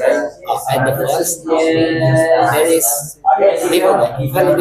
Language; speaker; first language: English; non-native, learner; Indonesian